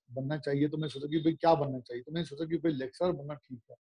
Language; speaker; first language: Hindi; native; Hindi